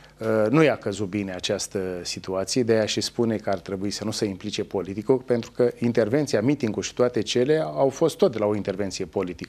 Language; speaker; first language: Romanian; native; Romanian